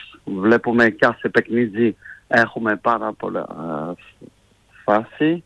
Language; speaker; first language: Greek; non-native, fluent; French